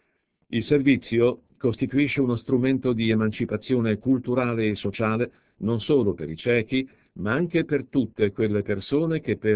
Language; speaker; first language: Italian; native; Italian